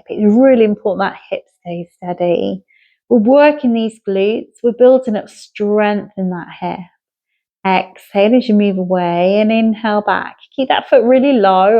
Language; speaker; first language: English; native; English